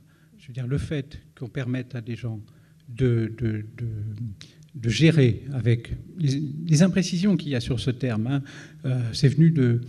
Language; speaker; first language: French; native; French